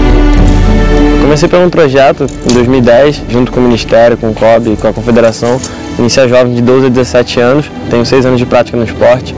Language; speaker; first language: Portuguese; native; Portuguese